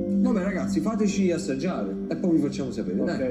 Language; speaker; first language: Italian; native; Italian